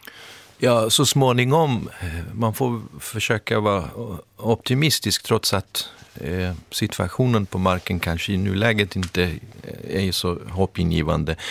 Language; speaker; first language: Swedish; native; Swedish